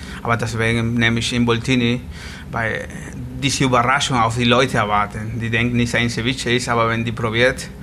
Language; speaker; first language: German; non-native, learner; Spanish